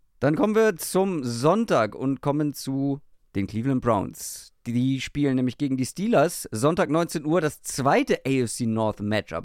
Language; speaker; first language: German; native; German